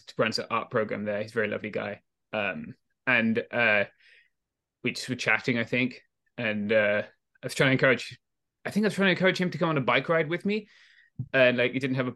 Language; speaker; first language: English; native; English